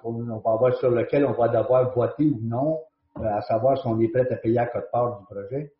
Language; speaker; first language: French; native; French